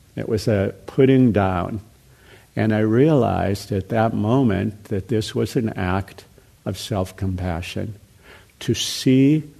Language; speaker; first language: English; native; English